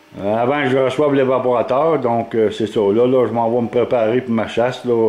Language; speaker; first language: French; native; French